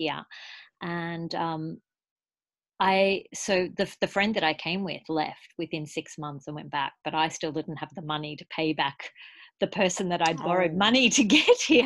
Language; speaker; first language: English; native; English